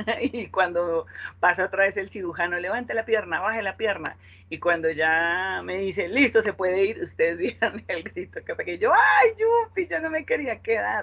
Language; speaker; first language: Spanish; native; Spanish